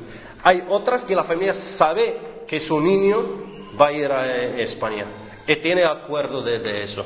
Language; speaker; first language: Spanish; non-native, fluent; Arabic